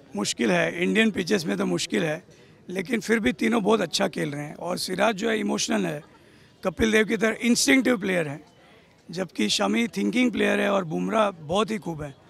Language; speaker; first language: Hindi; native; Hindi